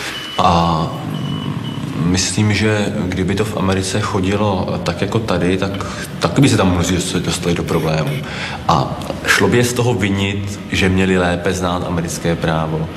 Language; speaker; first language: Czech; native; Czech